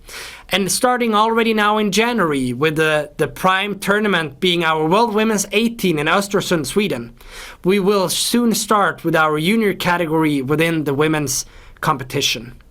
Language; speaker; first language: English; non-native, fluent; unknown